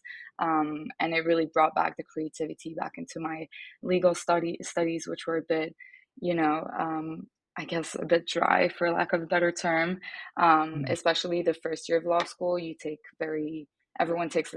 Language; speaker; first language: English; non-native, fluent; French